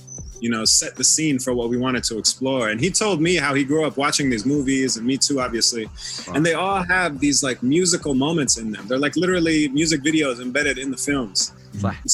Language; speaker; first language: English; native; English